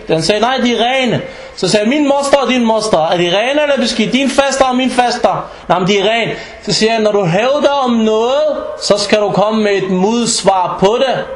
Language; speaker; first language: Danish; non-native, fluent; Arabic